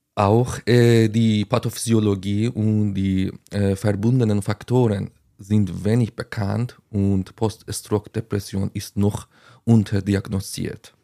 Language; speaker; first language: German; non-native, fluent; Azerbaijani